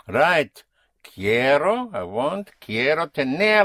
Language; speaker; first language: Spanish; non-native, fluent; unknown